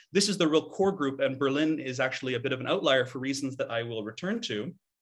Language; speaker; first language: English; native; English